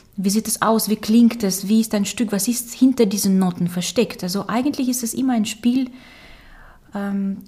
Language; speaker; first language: German; early bilingual, other home language; Romanian